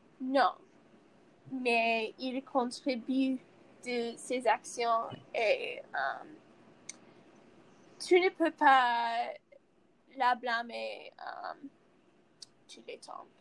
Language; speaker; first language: French; non-native, learner; English